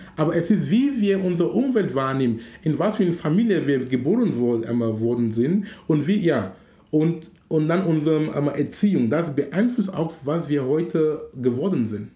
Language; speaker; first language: German; non-native, fluent; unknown